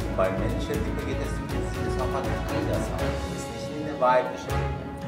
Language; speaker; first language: German; non-native, fluent; Persian